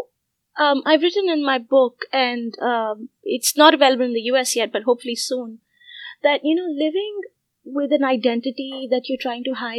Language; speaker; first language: English; non-native, local second language; Hindi